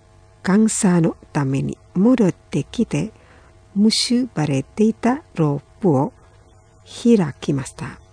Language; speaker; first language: Japanese; non-native, fluent; Indonesian